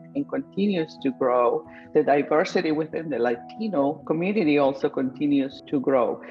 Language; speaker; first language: English; non-native, fluent; Spanish